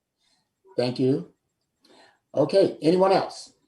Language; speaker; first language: English; native; English